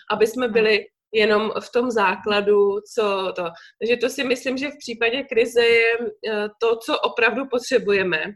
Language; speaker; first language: Czech; native; Czech